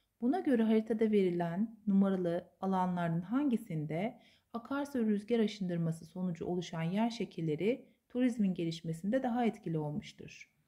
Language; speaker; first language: Turkish; native; Turkish